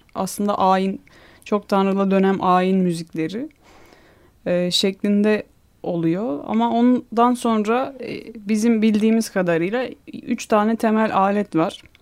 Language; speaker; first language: Turkish; non-native, local second language; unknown